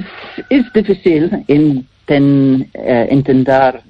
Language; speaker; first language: Spanish; non-native, learner; English